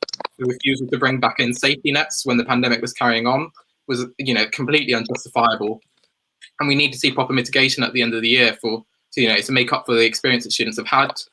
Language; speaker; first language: English; native; English